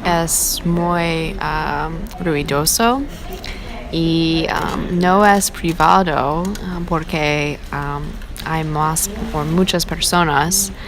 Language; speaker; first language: Spanish; non-native, learner; English